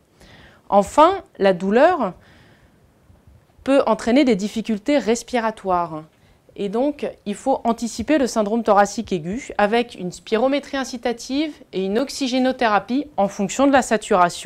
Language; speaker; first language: French; native; French